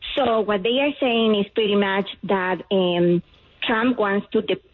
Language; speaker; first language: English; non-native, fluent; Spanish